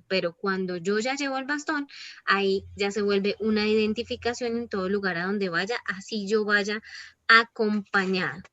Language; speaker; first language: Spanish; native; Spanish